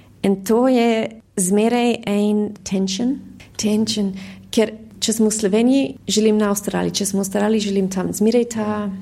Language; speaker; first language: Slovenian; early bilingual, heritage; Slovenian